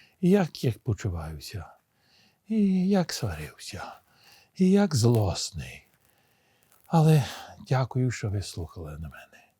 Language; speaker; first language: Ukrainian; early bilingual, heritage; English